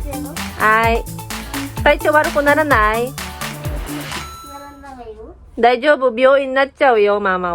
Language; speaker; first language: Japanese; non-native, fluent; Filipino